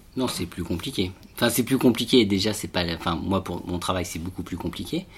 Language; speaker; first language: French; native; French